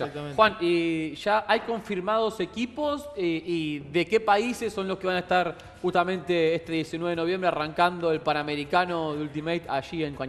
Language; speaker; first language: Spanish; native; Spanish